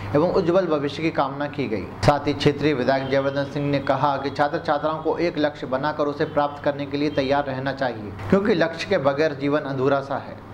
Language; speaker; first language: Hindi; native; Hindi